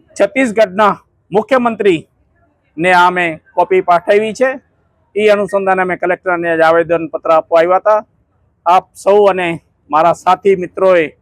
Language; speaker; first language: Gujarati; non-native, local second language; Sindhi